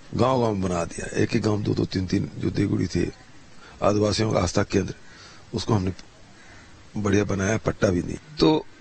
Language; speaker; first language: Hindi; native; Hindi